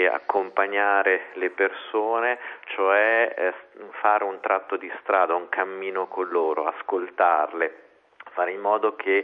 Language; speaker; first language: Italian; native; Italian